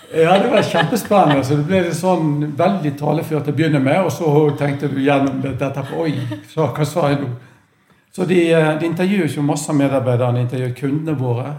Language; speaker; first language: Norwegian; native; Norwegian